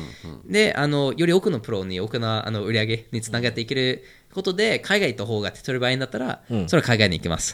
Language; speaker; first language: Japanese; non-native, fluent; English